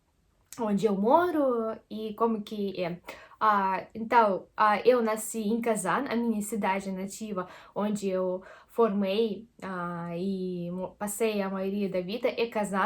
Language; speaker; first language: Portuguese; non-native, fluent; Russian